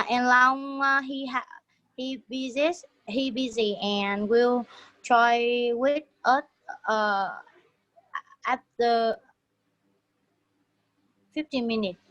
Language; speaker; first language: English; non-native, learner; Vietnamese